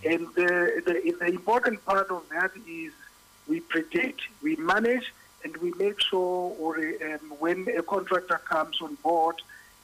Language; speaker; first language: English; non-native, local second language; Southern Sotho